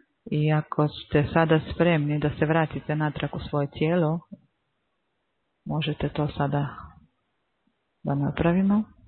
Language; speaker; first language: Serbian; non-native, fluent; Slovenian